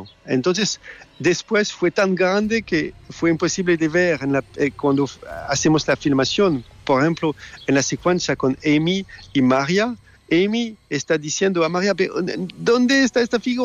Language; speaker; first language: Spanish; non-native, learner; French